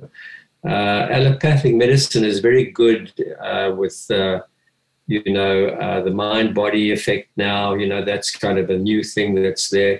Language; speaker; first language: English; native; English